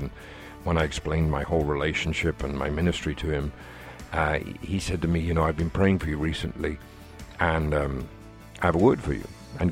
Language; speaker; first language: English; native; English